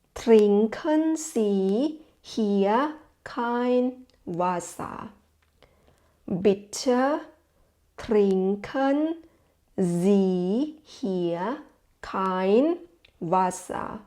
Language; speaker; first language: German; non-native, fluent; Thai